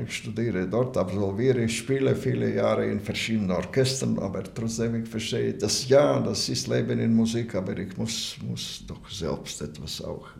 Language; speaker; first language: German; non-native, learner; Latvian